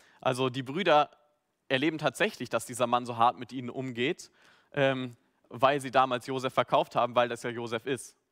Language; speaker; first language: German; native; German